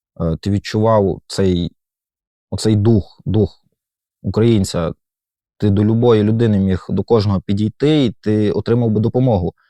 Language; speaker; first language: Ukrainian; native; Ukrainian